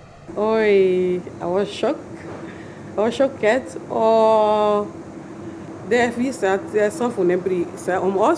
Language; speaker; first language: Norwegian; non-native, fluent; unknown